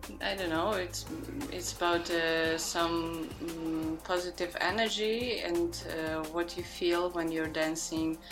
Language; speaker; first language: English; non-native, fluent; Ukrainian